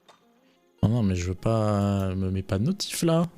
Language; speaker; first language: French; native; French